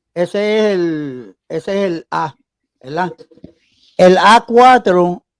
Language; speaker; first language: Spanish; early bilingual, heritage; Spanish